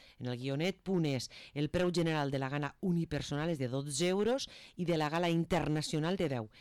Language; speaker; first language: Catalan; native; Catalan